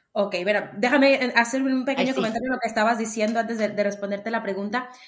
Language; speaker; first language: Spanish; native; Spanish